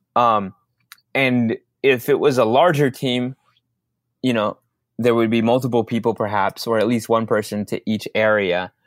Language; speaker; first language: English; early bilingual, other home language; Spanish